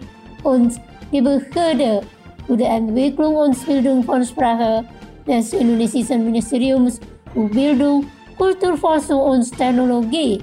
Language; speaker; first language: German; non-native, fluent; Indonesian